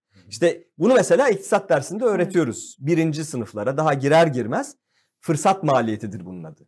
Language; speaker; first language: Turkish; native; Turkish